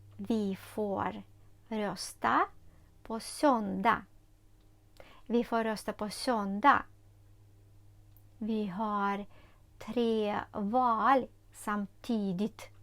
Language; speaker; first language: Swedish; non-native, fluent; Ukrainian